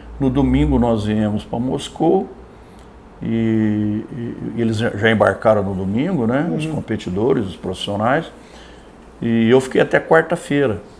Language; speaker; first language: Portuguese; native; Portuguese